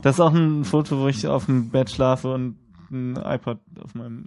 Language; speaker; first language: German; native; German